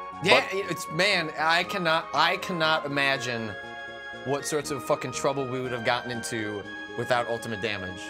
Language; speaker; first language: English; native; English